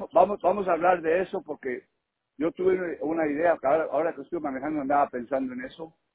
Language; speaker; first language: Spanish; early bilingual, heritage; Spanish